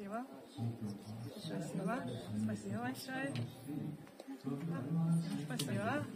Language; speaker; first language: Russian; non-native, fluent; Korean